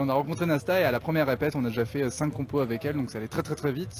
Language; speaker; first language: French; native; French